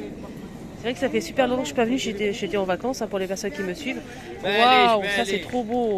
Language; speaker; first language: French; native; French